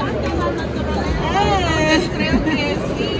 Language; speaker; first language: Spanish; non-native, learner; English